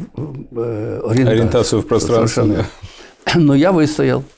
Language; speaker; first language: Russian; non-native, local second language; Ukrainian